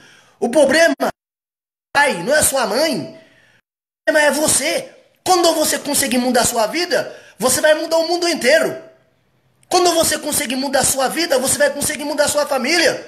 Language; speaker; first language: Portuguese; non-native, fluent; Haitian Creole